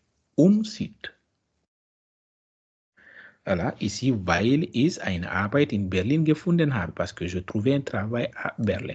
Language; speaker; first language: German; non-native, fluent; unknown